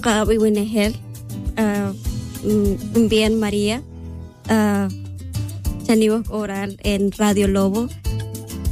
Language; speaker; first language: Spanish; non-native, local second language; Kʼicheʼ